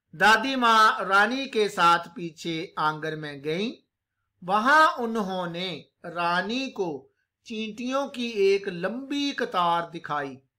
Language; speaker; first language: Hindi; non-native, local second language; Punjabi